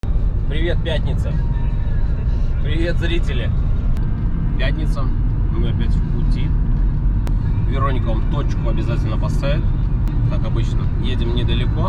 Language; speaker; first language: Russian; native; Russian